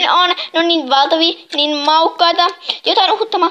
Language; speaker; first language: Finnish; native; Finnish